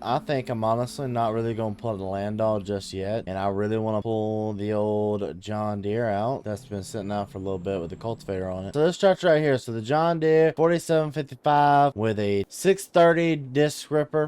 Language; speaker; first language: English; native; English